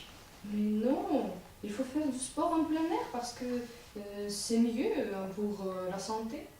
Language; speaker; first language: French; non-native, fluent; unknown